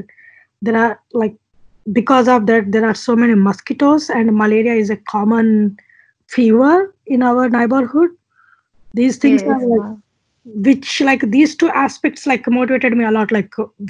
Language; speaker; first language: English; non-native, local second language; Telugu